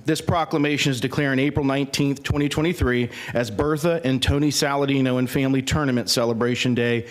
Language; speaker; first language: English; native; English